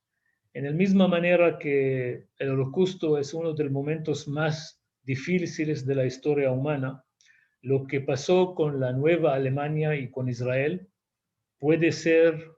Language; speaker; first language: Spanish; non-native, fluent; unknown